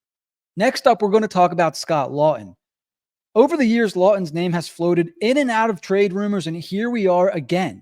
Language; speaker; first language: English; native; English